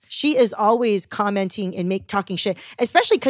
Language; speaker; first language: English; early bilingual, other home language; Chinese